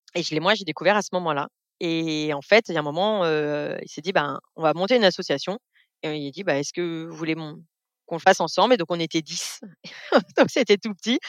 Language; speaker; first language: French; native; French